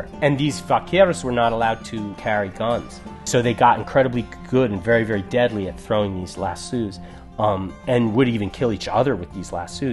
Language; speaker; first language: English; native; English